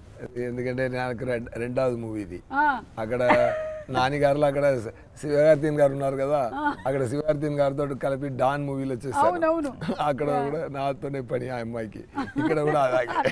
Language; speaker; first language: Telugu; non-native, learner; Tamil